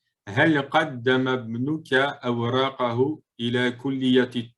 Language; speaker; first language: Arabic; non-native, fluent; French